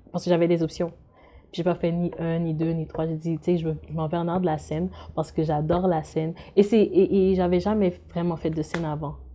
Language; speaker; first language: French; non-native, local second language; Haitian Creole